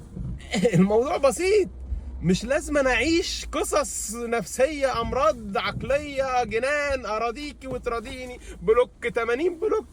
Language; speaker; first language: Arabic; native; Arabic